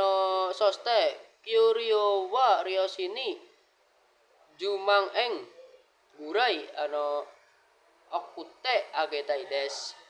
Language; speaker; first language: Japanese; non-native, learner; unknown